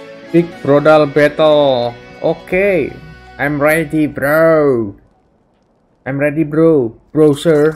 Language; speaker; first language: English; non-native, learner; Indonesian